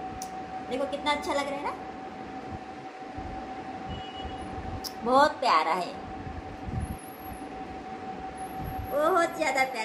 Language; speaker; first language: Hindi; non-native, local second language; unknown